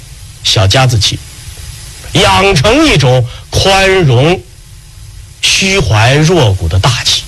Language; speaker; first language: Chinese; native; Chinese